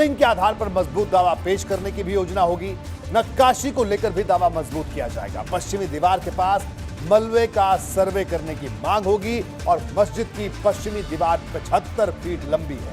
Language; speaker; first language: Hindi; native; Hindi